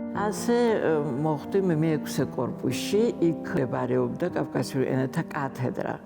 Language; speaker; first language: Georgian; non-native, fluent; Adyghe